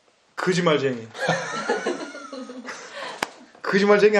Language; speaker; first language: Korean; early bilingual, heritage; English